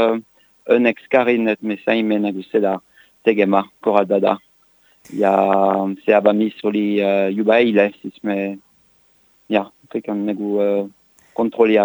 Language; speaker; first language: Estonian; non-native, learner; French